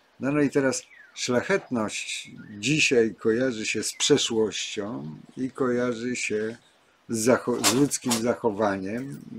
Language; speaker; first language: Polish; native; Polish